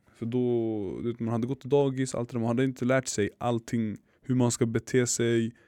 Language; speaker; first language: Swedish; early bilingual, other home language; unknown